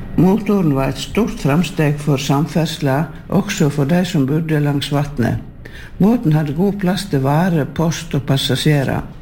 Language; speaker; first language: Norwegian; native; Norwegian